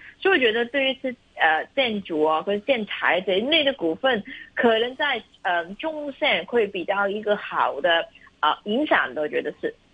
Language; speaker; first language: Chinese; non-native, local second language; Cantonese